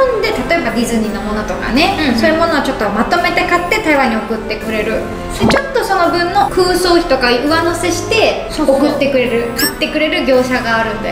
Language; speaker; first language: Japanese; native; Japanese